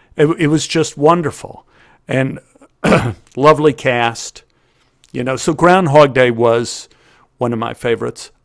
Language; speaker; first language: English; native; English